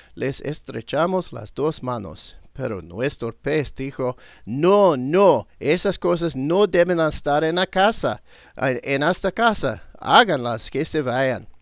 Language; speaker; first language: Spanish; non-native, learner; English